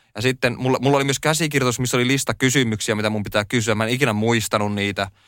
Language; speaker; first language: Finnish; native; Finnish